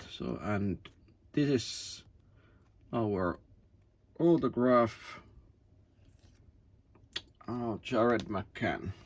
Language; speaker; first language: English; non-native, learner; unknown